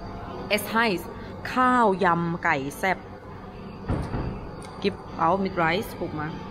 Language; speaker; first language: German; non-native, learner; Thai